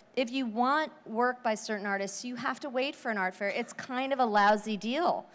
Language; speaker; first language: English; native; English